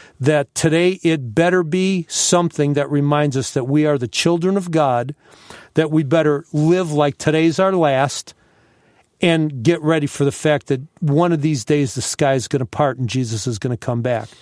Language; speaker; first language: English; native; English